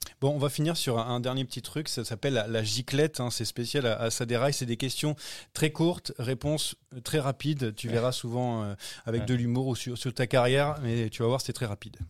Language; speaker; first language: French; native; French